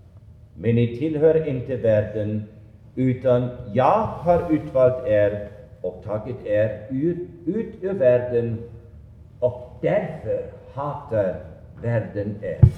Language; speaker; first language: Swedish; non-native, fluent; German